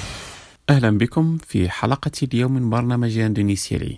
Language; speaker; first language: Arabic; non-native, fluent; Indonesian